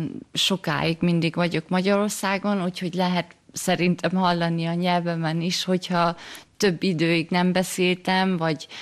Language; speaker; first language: Hungarian; early bilingual, heritage; German